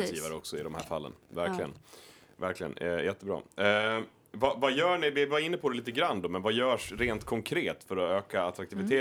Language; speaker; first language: Swedish; native; Swedish